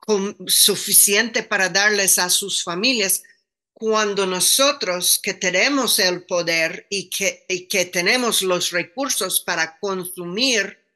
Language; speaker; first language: Spanish; non-native, fluent; English